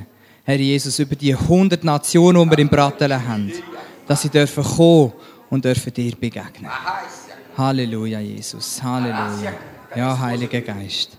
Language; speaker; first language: German; native; German